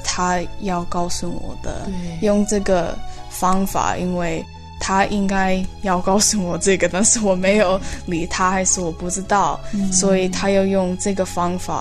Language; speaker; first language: Chinese; early bilingual, heritage; Chinese